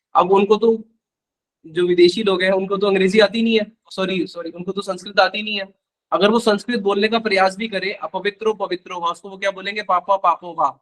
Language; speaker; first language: Hindi; native; Hindi